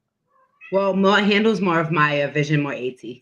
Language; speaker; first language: English; native; English